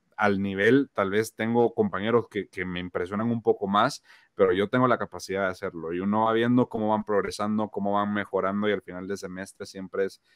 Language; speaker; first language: Spanish; native; Spanish